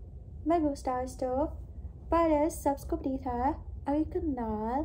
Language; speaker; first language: Spanish; non-native, learner; English